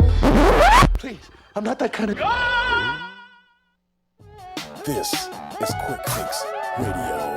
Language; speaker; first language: English; native; English